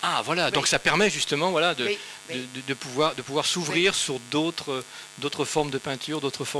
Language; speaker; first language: French; native; French